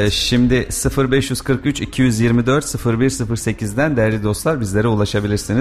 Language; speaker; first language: Turkish; native; Turkish